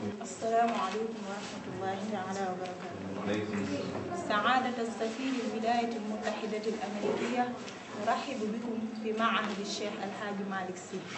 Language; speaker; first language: Arabic; non-native, learner; Wolof